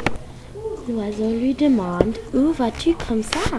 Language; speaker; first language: French; non-native, learner; English